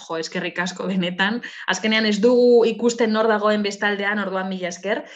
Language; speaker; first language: Basque; non-native, local second language; Spanish